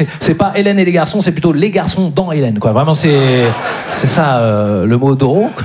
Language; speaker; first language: French; native; French